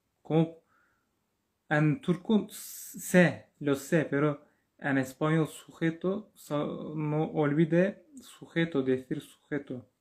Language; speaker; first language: Spanish; non-native, learner; Turkish